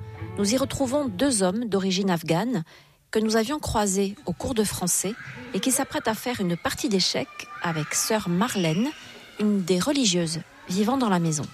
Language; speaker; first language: French; native; French